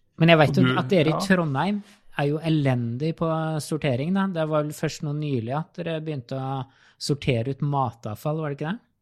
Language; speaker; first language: Norwegian; native; Norwegian